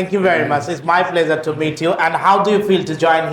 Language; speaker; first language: English; non-native, fluent; Bangla